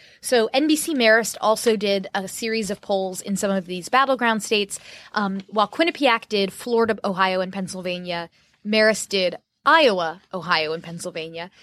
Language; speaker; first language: English; native; English